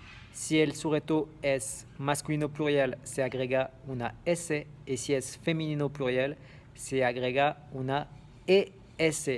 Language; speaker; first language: Spanish; non-native, fluent; French